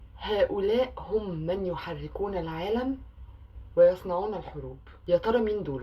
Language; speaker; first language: Arabic; native; Arabic